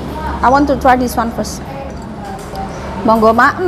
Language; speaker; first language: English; non-native, fluent; Indonesian